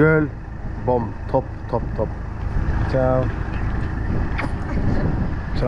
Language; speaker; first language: English; non-native, fluent; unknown